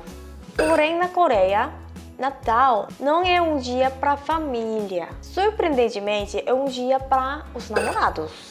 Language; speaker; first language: Portuguese; non-native, fluent; Korean